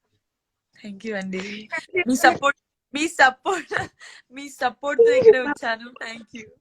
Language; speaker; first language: Telugu; non-native, learner; Gujarati